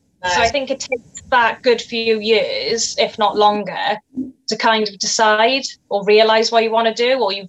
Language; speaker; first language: English; native; English